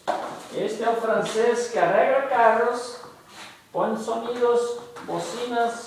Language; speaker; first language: Spanish; non-native, fluent; Portuguese